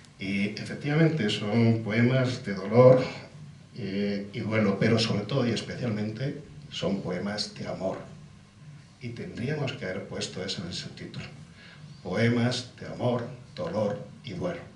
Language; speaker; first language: Spanish; native; Spanish